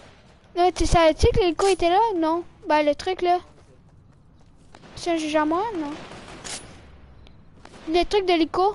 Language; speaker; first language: French; native; French